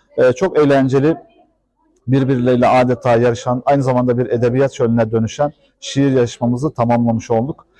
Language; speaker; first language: Turkish; native; Turkish